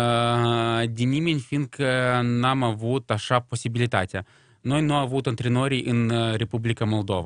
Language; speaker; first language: Romanian; non-native, local second language; Russian